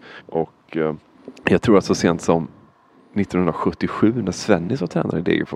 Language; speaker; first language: Swedish; native; Swedish